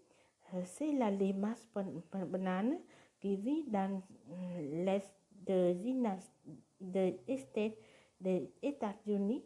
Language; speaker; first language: French; non-native, learner; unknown